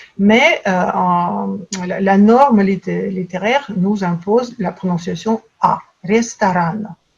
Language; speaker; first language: French; non-native, fluent; Russian